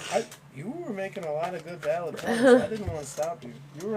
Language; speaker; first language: English; native; English